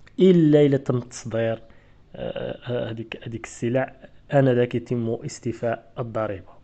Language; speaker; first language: Arabic; native; Arabic